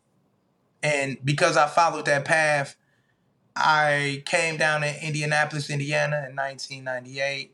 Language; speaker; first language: English; native; English